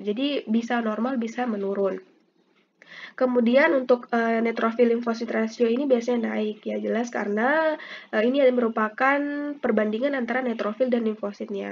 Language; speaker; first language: Indonesian; native; Indonesian